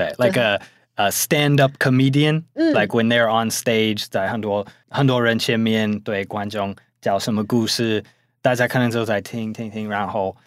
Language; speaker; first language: Chinese; non-native, fluent; English